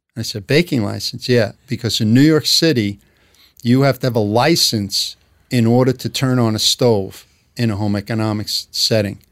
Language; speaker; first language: English; native; English